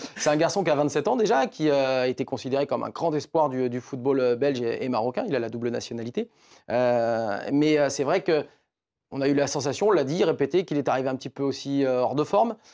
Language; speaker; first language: French; native; French